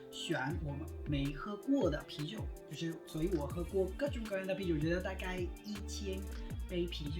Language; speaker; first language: Chinese; non-native, fluent; Spanish